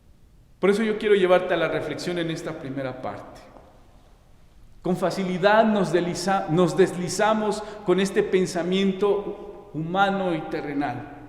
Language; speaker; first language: Spanish; native; Spanish